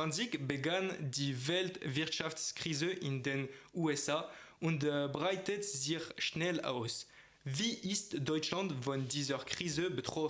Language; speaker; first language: German; non-native, fluent; French